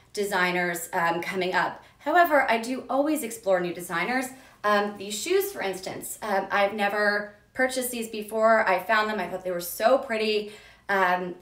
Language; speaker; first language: English; native; English